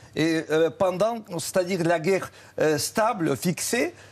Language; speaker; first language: French; non-native, fluent; Russian